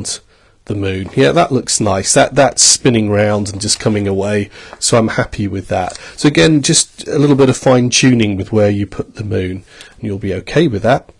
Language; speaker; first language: English; native; English